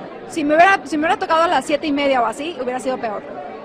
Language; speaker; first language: Spanish; native; Spanish